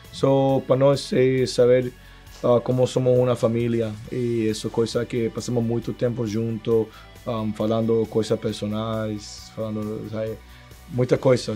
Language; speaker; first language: Portuguese; non-native, learner; Spanish